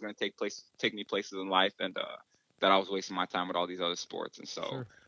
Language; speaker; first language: English; early bilingual, other home language; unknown